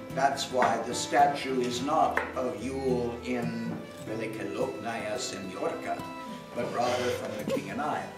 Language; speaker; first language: English; native; English